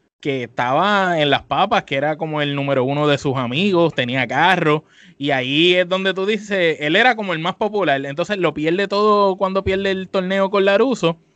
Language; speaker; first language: Spanish; native; Spanish